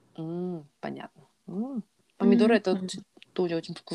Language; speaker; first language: Russian; non-native, learner; Korean